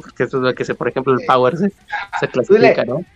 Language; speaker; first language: Spanish; native; Spanish